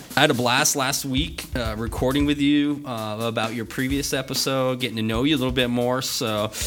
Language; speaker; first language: English; native; English